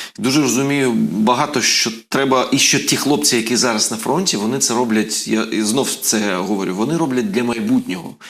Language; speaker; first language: Ukrainian; native; Ukrainian